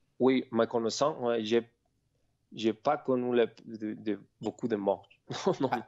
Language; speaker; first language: French; non-native, learner; Spanish